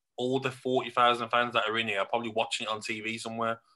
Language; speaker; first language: English; native; English